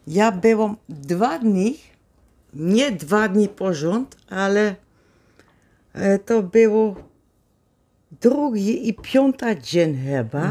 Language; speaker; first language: Polish; non-native, learner; Dutch